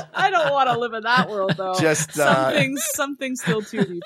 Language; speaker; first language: English; native; English